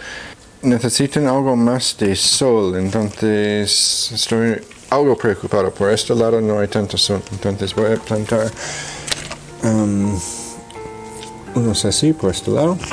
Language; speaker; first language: Spanish; non-native, fluent; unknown